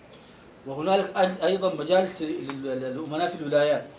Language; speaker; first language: Arabic; native; Arabic